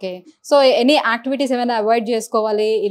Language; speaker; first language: Telugu; native; Telugu